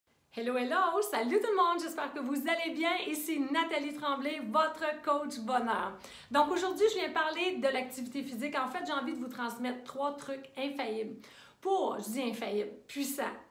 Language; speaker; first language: French; native; French